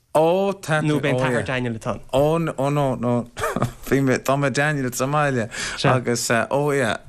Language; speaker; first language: Irish; non-native, local second language; English